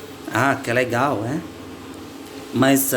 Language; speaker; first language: Portuguese; non-native, learner; Indonesian